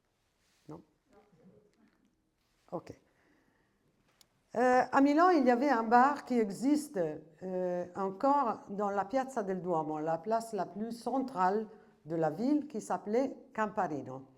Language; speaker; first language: French; non-native, fluent; Italian